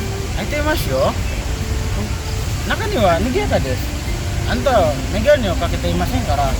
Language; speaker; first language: Japanese; non-native, learner; Indonesian